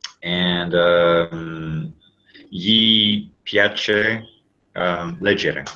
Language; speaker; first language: Italian; non-native, learner; English